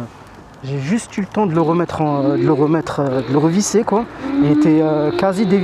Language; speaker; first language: French; native; French